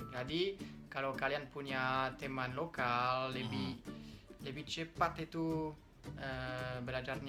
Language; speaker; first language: Indonesian; non-native, fluent; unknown